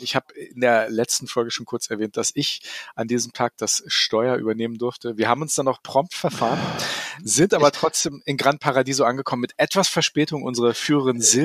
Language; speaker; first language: German; native; German